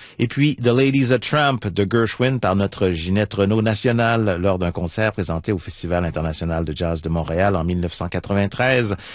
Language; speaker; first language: French; native; French